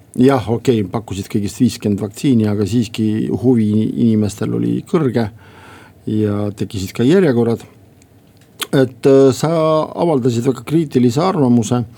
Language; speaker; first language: Estonian; non-native, local second language; Russian